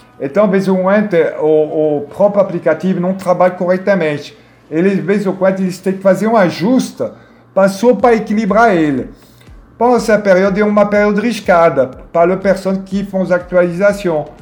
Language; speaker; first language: Portuguese; non-native, learner; French